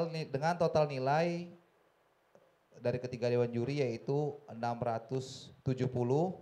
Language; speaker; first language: Indonesian; native; Indonesian